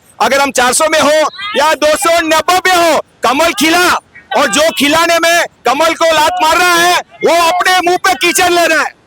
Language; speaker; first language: Hindi; non-native, local second language; Tamil